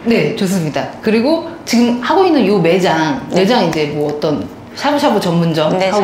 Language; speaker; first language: Korean; native; Korean